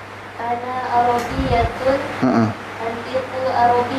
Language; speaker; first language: Arabic; non-native, learner; Indonesian